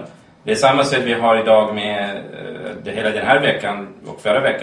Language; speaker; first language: Swedish; non-native, fluent; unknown